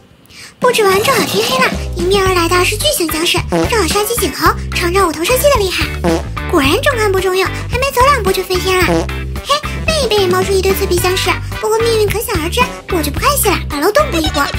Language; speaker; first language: Chinese; native; Chinese